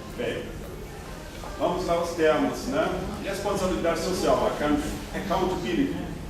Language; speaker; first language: Portuguese; non-native, fluent; German